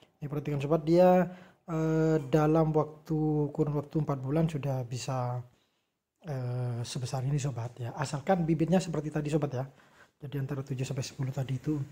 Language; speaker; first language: Indonesian; non-native, local second language; Javanese